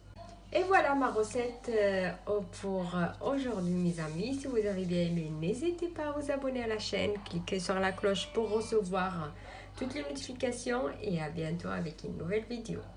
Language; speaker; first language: French; non-native, local second language; Arabic